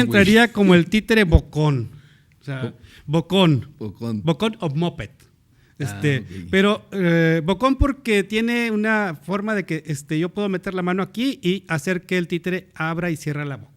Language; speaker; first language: Spanish; native; Spanish